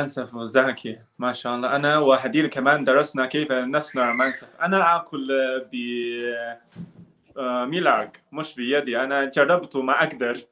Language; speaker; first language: Arabic; non-native, learner; Chinese